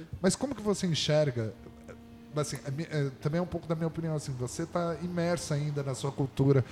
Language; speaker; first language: Portuguese; native; Portuguese